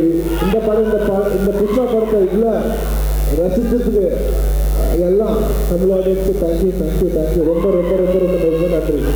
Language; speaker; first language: Tamil; non-native, local second language; Telugu